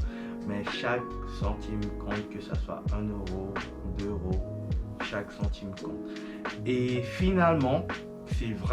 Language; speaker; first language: French; non-native, fluent; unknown